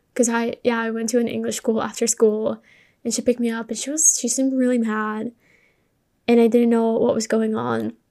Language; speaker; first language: English; early bilingual, other home language; Spanish